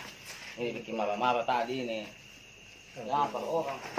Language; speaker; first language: Indonesian; non-native, local second language; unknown